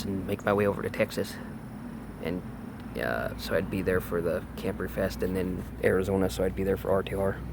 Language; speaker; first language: English; native; English